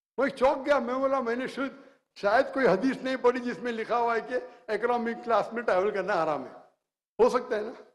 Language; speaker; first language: Hindi; native; Hindi